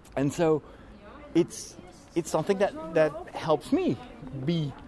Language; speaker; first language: English; non-native, fluent; Dutch